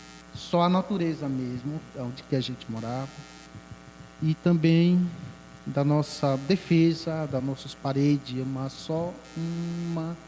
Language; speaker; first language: Portuguese; non-native, local second language; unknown